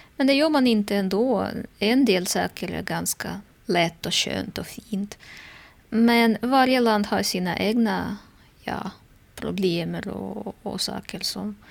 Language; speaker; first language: Swedish; non-native, fluent; Russian